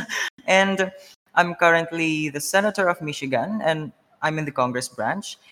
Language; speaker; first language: English; non-native, local second language; Filipino